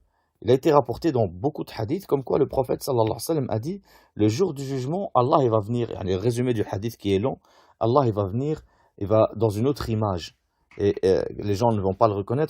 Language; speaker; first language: French; native; French